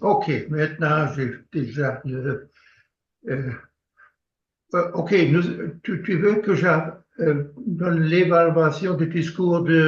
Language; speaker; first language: French; non-native, learner; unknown